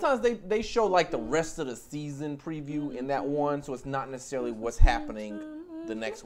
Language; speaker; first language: English; native; English